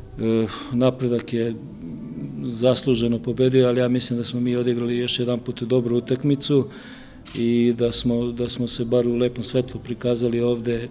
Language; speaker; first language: Bosnian; native; Bosnian